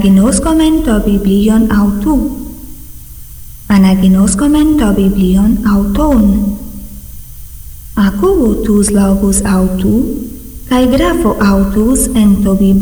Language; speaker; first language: Greek; non-native, fluent; Portuguese